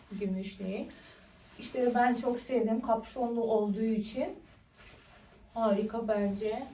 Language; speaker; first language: Turkish; non-native, fluent; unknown